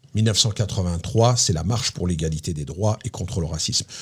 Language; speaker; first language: French; native; French